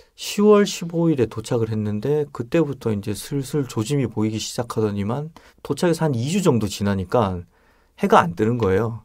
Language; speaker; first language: Korean; native; Korean